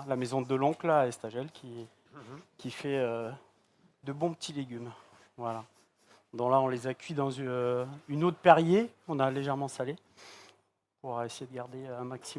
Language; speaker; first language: French; native; French